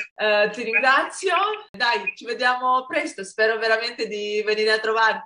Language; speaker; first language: Italian; non-native, fluent; Romanian